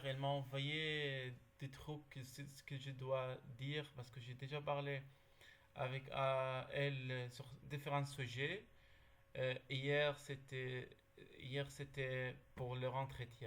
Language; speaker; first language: French; non-native, learner; Arabic